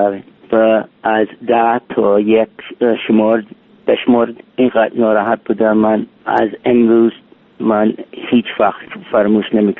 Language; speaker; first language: Persian; non-native, learner; English